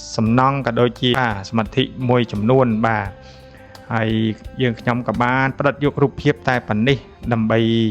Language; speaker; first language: Khmer; native; Khmer